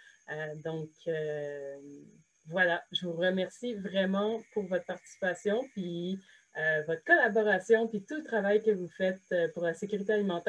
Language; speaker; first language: French; native; French